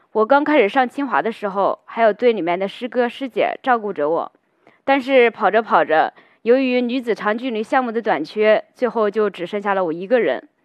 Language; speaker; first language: Chinese; native; Chinese